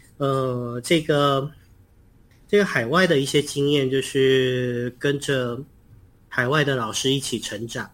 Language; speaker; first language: Chinese; native; Chinese